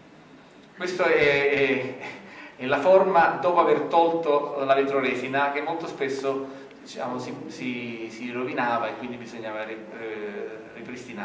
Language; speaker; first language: Italian; native; Italian